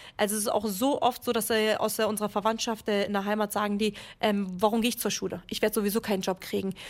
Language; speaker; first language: German; early bilingual, other home language; Kurdish